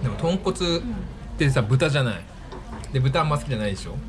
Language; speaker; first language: Japanese; native; Japanese